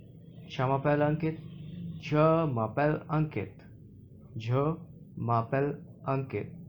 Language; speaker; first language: French; non-native, learner; Hindi